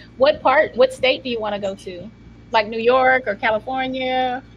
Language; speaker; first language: English; native; English